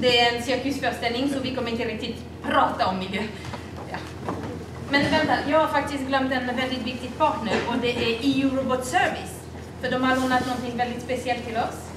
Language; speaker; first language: Swedish; non-native, fluent; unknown